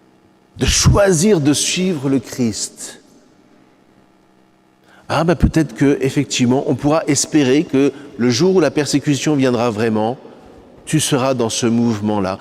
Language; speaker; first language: French; native; French